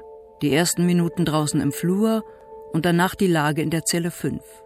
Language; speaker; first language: German; native; German